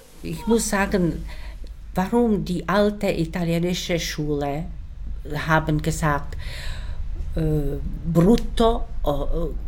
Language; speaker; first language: German; non-native, learner; Czech